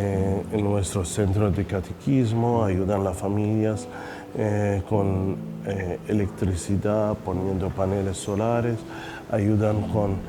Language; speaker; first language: Spanish; non-native, fluent; Arabic